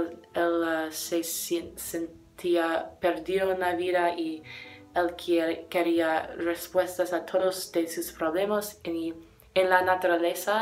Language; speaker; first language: Spanish; non-native, learner; English